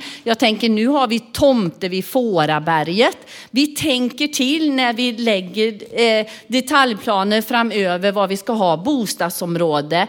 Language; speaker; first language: Swedish; native; Swedish